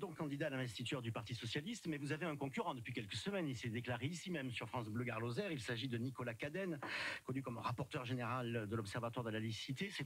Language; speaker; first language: French; native; French